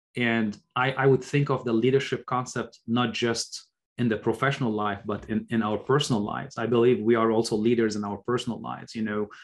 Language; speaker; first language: English; non-native, fluent; Arabic